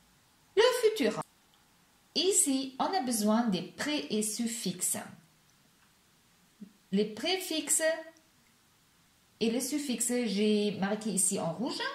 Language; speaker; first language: French; non-native, fluent; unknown